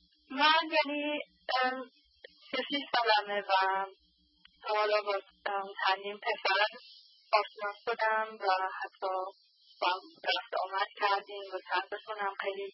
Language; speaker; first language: Persian; early bilingual, heritage; Persian